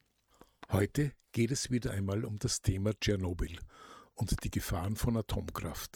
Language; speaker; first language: German; native; German